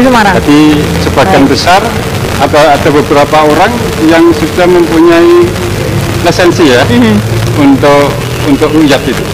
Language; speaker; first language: Indonesian; native; Indonesian